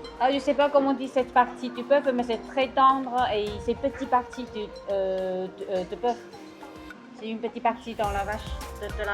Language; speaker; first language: French; non-native, fluent; Chinese